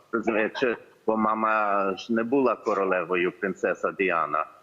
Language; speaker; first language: Ukrainian; early bilingual, heritage; Ukrainian